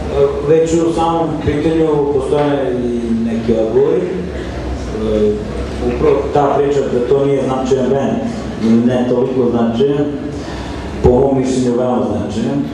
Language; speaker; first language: Serbian; native; Serbian